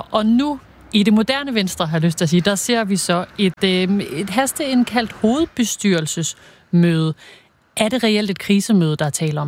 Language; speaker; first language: Danish; native; Danish